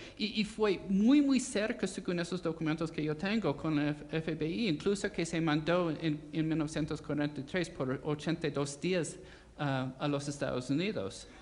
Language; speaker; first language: Spanish; non-native, fluent; English